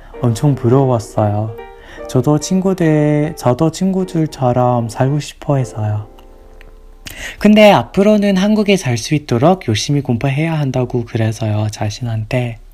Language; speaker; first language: Korean; non-native, learner; English